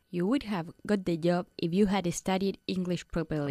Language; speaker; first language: English; non-native, fluent; Spanish